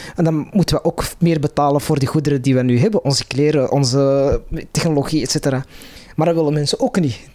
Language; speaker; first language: Dutch; non-native, local second language; Arabic